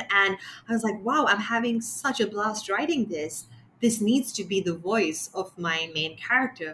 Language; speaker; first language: English; non-native, local second language; Sinhala